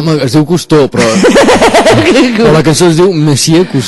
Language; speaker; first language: Catalan; native; Catalan